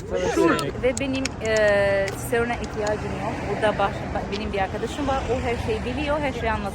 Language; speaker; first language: Turkish; non-native, fluent; Albanian